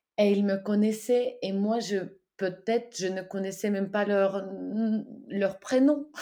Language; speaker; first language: French; non-native, fluent; Ukrainian